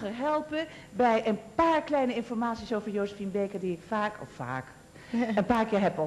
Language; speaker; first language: Dutch; native; Dutch